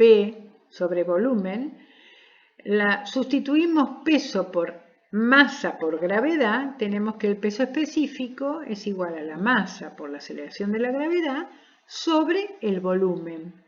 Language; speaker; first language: Spanish; native; Spanish